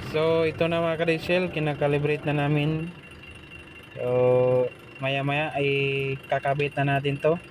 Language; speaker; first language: Filipino; non-native, local second language; Cebuano